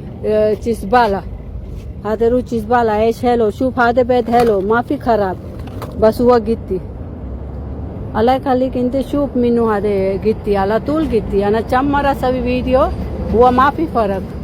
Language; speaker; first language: Arabic; non-native, learner; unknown